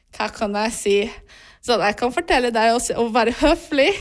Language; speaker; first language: Norwegian; non-native, fluent; Portuguese